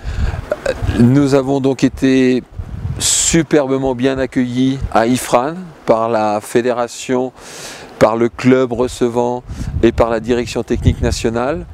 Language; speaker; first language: French; native; French